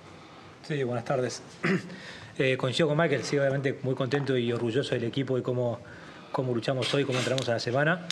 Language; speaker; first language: Spanish; native; Spanish